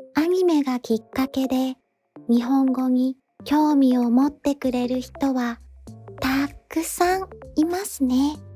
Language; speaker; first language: Japanese; native; Japanese